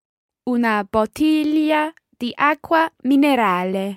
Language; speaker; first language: Italian; non-native, learner; English